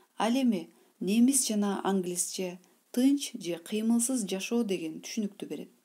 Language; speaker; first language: Kyrgyz; non-native, local second language; Uzbek